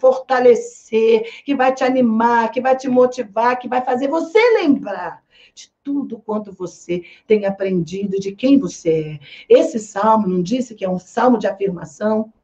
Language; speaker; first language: Portuguese; native; Portuguese